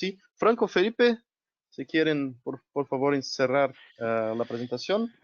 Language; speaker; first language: Spanish; non-native, local second language; Portuguese